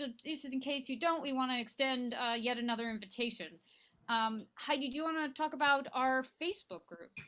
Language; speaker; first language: English; native; English